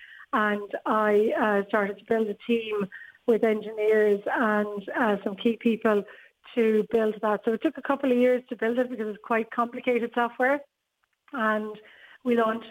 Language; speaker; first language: English; native; English